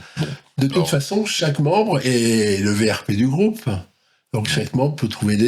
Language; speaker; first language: French; native; French